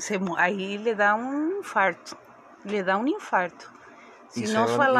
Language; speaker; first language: Portuguese; non-native, learner; Spanish